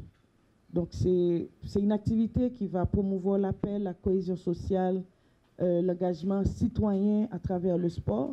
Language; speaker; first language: French; non-native, local second language; Haitian Creole